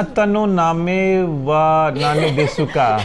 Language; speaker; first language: Japanese; non-native, learner; Hindi